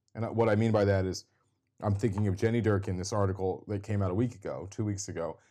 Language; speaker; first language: English; native; English